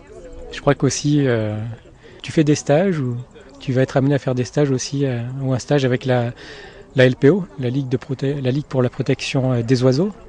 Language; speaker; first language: French; native; French